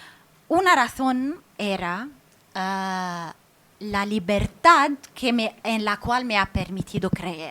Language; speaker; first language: Spanish; non-native, fluent; Arabic